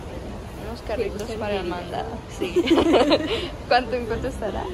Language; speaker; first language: Spanish; native; Spanish